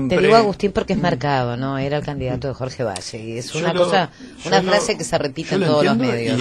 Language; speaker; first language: Spanish; native; Spanish